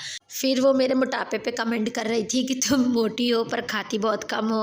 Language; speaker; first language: Hindi; native; Hindi